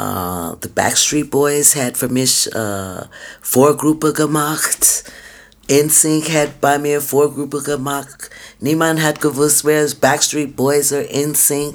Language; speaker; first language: German; non-native, fluent; English